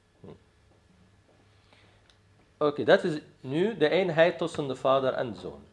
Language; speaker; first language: Dutch; non-native, fluent; Arabic